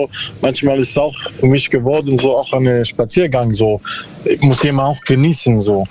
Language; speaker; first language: German; non-native, learner; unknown